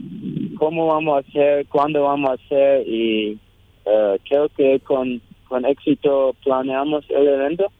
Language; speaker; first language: Spanish; non-native, local second language; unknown